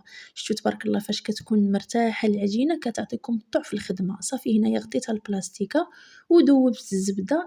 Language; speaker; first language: Arabic; native; Arabic